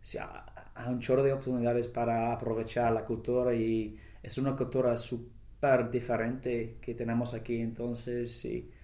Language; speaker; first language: Spanish; non-native, fluent; English